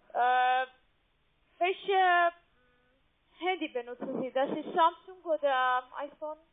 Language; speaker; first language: German; non-native, learner; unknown